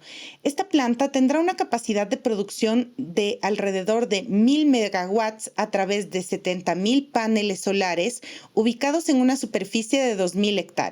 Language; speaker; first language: Spanish; native; Spanish